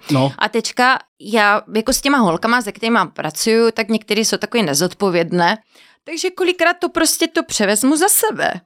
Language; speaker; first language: Czech; non-native, fluent; Spanish